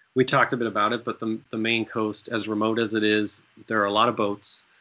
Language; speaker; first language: English; native; English